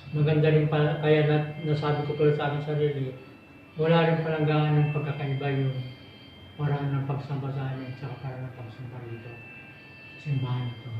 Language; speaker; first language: Filipino; non-native, local second language; Cebuano